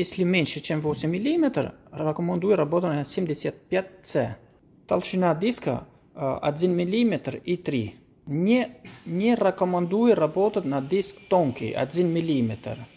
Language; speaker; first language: Russian; non-native, learner; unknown